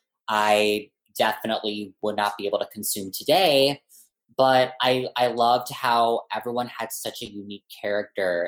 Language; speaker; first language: English; native; English